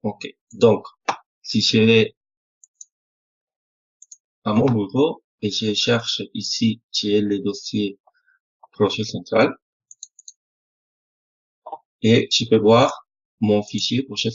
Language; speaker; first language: French; non-native, fluent; Spanish